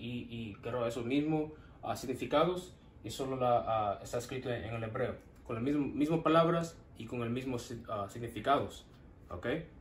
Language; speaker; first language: Spanish; non-native, learner; English